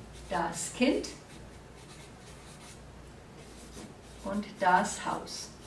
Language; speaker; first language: German; non-native, fluent; English